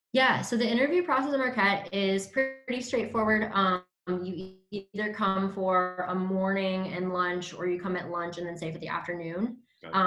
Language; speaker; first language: English; native; English